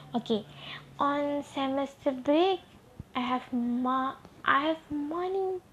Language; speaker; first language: English; non-native, local second language; Malay